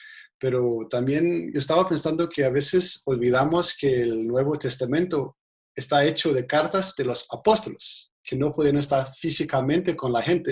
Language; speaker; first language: Spanish; non-native, fluent; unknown